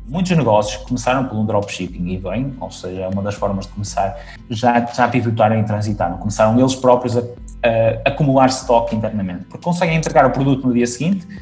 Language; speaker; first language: Portuguese; native; Portuguese